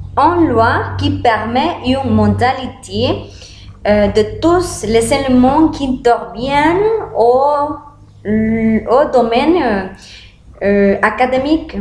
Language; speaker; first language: French; non-native, learner; Spanish